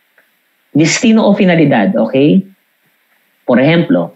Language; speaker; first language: Spanish; non-native, fluent; Filipino